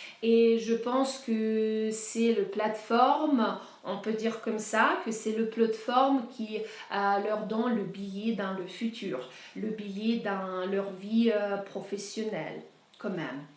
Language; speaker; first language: French; non-native, fluent; Russian